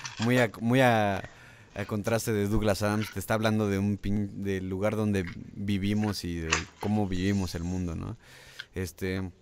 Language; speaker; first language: Spanish; native; Spanish